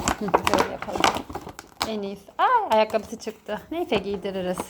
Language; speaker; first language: Turkish; native; Turkish